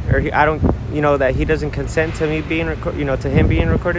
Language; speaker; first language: English; early bilingual, other home language; Spanish